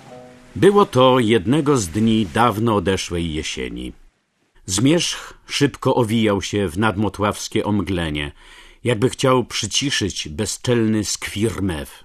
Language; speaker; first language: Polish; native; Polish